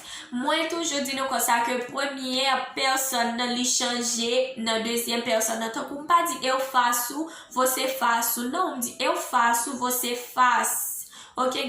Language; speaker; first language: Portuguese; non-native, learner; Haitian Creole